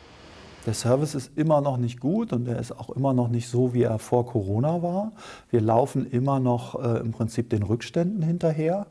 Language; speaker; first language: German; native; German